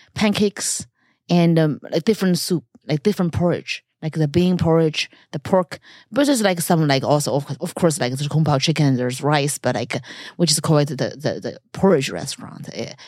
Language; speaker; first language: English; non-native, fluent; Chinese